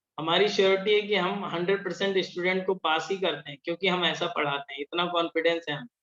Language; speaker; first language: Hindi; native; Hindi